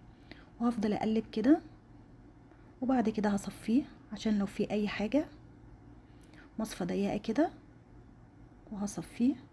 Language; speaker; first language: Arabic; native; Arabic